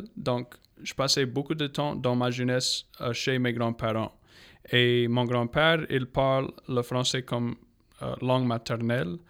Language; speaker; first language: French; non-native, local second language; English